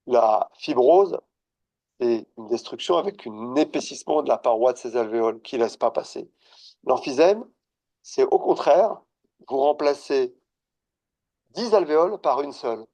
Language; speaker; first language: French; native; French